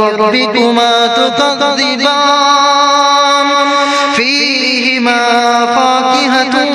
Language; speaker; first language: Arabic; native; Arabic